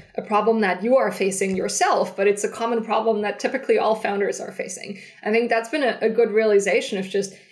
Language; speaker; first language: English; non-native, fluent; German